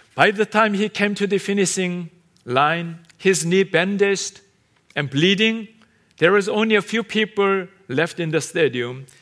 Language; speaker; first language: English; non-native, fluent; Korean